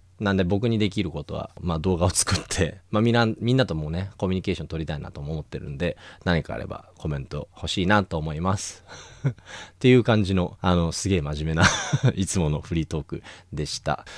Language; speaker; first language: Japanese; native; Japanese